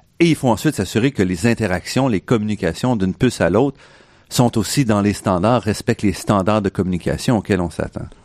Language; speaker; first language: French; native; French